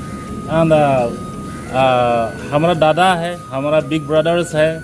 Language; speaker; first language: Hindi; non-native, local second language; Karbi